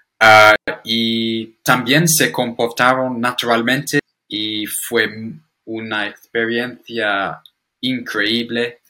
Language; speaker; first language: Spanish; non-native, learner; English